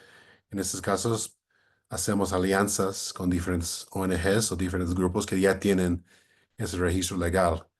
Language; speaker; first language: Spanish; non-native, fluent; English